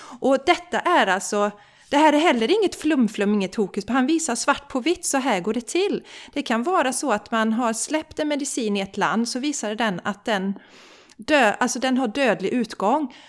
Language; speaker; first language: Swedish; native; Swedish